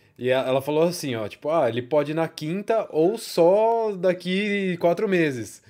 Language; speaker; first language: Portuguese; native; Portuguese